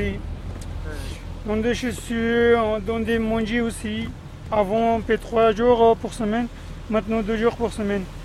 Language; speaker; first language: French; non-native, learner; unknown